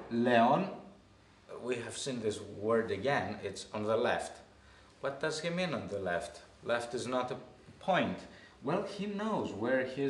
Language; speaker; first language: English; non-native, fluent; Greek